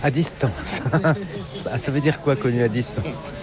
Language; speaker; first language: French; native; French